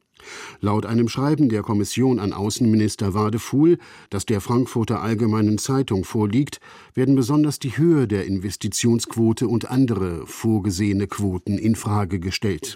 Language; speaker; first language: German; native; German